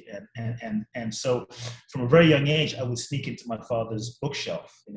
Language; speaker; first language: English; native; English